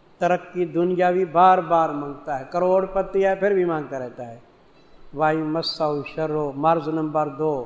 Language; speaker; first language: Urdu; non-native, local second language; Punjabi